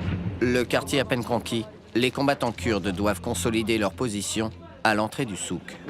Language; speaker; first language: French; native; French